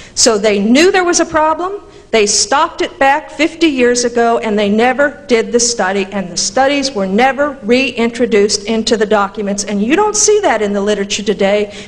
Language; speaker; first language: English; native; English